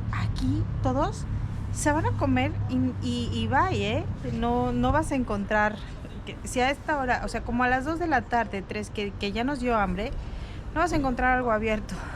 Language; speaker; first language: Spanish; native; Spanish